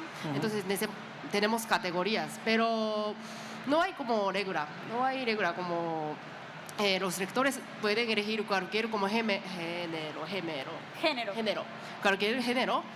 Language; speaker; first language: Spanish; non-native, learner; Japanese